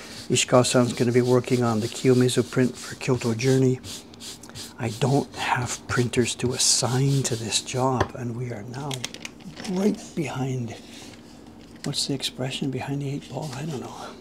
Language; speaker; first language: English; native; English